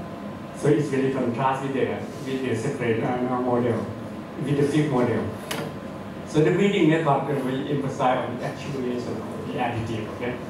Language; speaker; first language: English; non-native, fluent; Thai